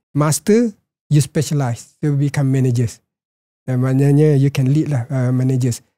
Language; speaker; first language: English; non-native, local second language; Malay